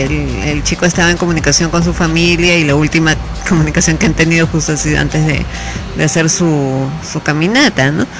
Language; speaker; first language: Spanish; native; Spanish